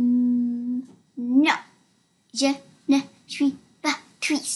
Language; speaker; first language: French; non-native, learner; English